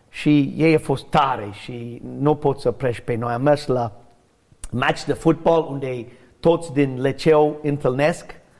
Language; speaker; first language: Romanian; non-native, learner; English